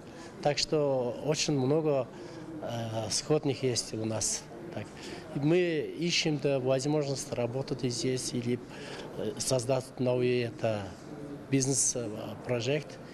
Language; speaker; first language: Russian; non-native, fluent; Mongolian